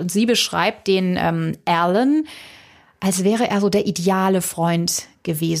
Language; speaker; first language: German; native; German